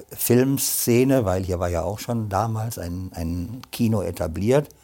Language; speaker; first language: German; native; German